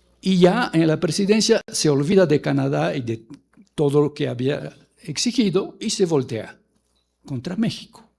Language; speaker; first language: Spanish; non-native, fluent; French